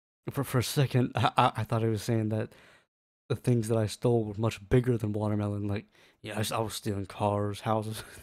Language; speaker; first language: English; native; English